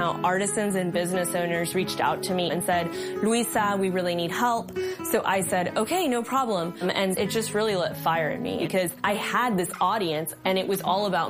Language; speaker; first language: English; non-native, local second language; Spanish